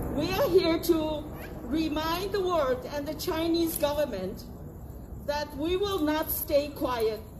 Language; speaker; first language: English; non-native, fluent; Uyghur